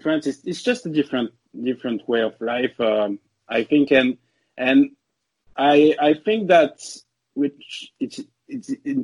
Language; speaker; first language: English; non-native, fluent; French